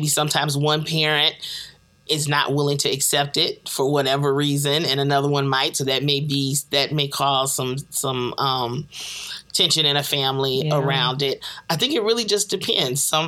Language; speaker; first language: English; native; English